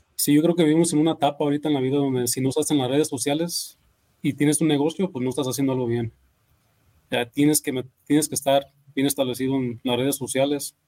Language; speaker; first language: Spanish; early bilingual, heritage; Spanish